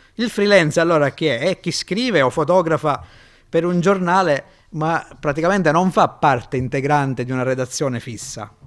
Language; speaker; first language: Italian; native; Italian